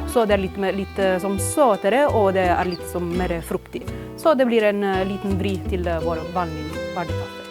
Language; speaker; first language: Norwegian; non-native, fluent; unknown